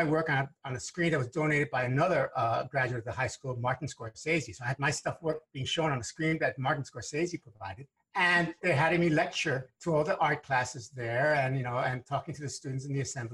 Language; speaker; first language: English; early bilingual, other home language; Spanish